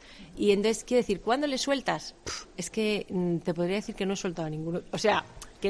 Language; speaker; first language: Spanish; native; Spanish